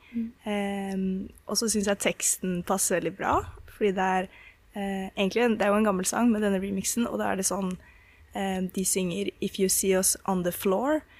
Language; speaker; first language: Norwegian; native; Norwegian